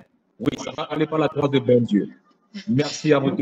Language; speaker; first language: French; non-native, fluent; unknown